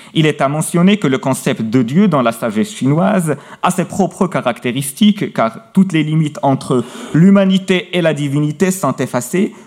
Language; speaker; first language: French; non-native, local second language; Arabic